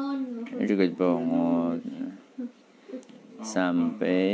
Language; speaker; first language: Indonesian; native; Indonesian